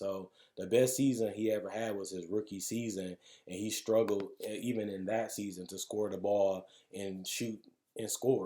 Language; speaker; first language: English; native; English